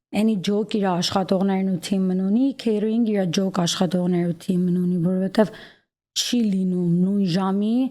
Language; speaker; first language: Armenian; native; Armenian